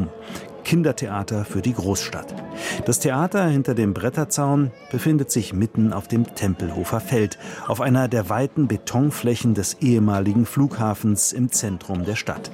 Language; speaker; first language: German; native; German